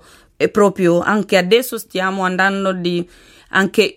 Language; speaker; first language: Italian; non-native, learner; Swahili